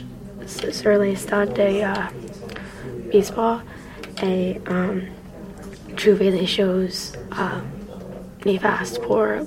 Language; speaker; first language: French; non-native, learner; English